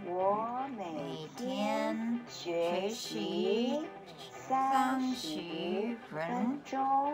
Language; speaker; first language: Chinese; non-native, fluent; Japanese